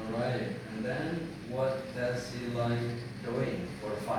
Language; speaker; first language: English; non-native, fluent; Indonesian